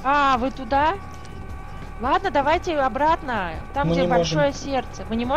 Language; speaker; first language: Russian; native; Russian